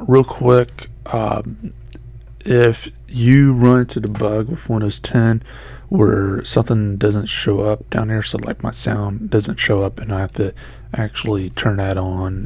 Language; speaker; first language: English; native; English